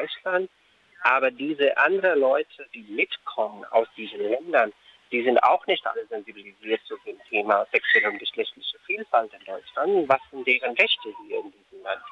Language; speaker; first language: German; non-native, fluent; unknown